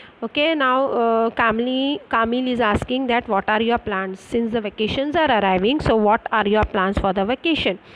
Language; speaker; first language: English; non-native, local second language; Marathi